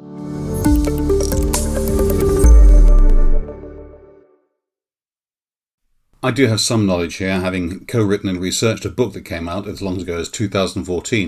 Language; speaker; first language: English; native; English